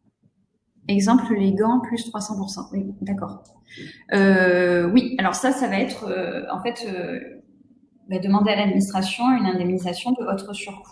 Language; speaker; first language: French; native; French